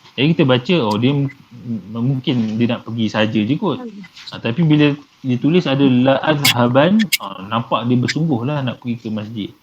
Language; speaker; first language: Malay; native; Malay